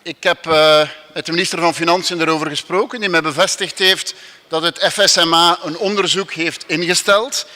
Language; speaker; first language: Dutch; non-native, local second language; French